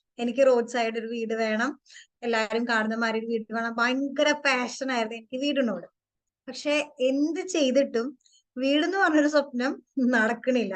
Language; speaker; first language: Malayalam; early bilingual, heritage; Malayalam